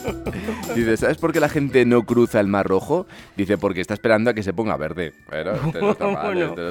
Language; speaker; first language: Spanish; native; Spanish